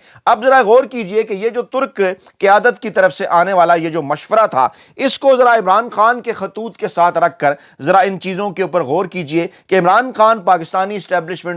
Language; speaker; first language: Urdu; native; Urdu